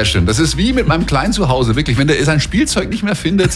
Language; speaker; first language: German; native; German